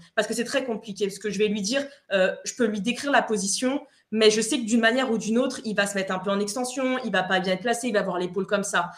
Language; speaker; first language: French; non-native, fluent; Spanish